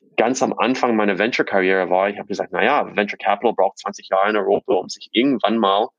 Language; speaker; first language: German; non-native, fluent; English